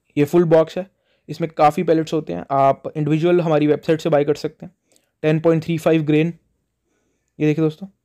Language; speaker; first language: Hindi; non-native, local second language; Punjabi